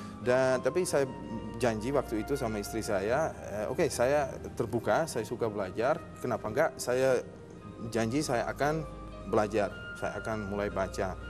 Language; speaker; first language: Indonesian; non-native, fluent; Dutch